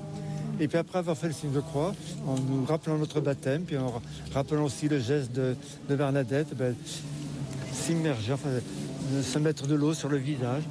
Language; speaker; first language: French; native; French